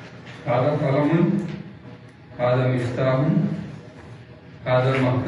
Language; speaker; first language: Arabic; non-native, learner; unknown